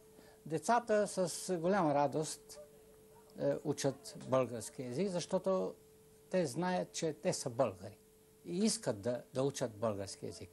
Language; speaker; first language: Bulgarian; early bilingual, heritage; Bulgarian